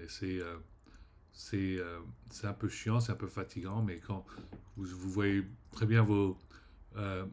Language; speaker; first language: French; early bilingual, heritage; French